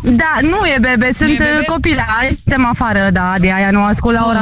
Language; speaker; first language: Romanian; native; Romanian